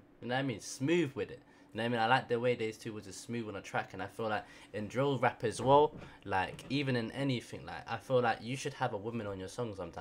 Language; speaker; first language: English; native; English